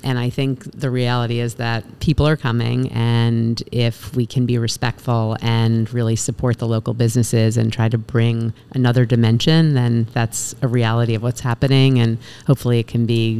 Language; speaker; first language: English; native; English